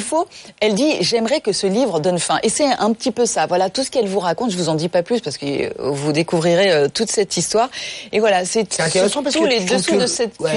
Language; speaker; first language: French; native; French